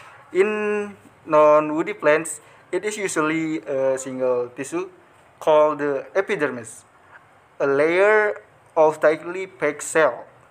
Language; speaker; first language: English; non-native, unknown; Indonesian